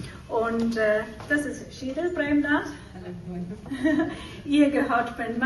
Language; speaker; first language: German; non-native, local second language; Malayalam